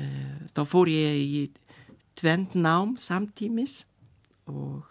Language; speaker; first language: Icelandic; non-native, learner; Lithuanian